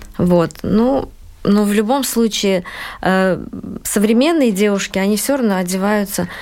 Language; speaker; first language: Russian; non-native, local second language; Uzbek